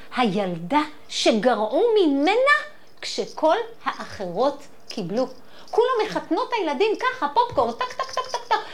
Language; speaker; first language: Hebrew; native; Hebrew